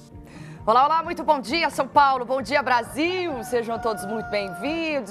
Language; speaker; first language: Portuguese; native; Portuguese